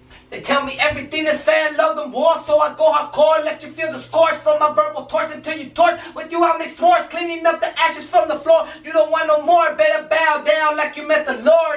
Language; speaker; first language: English; early bilingual, other home language; Spanish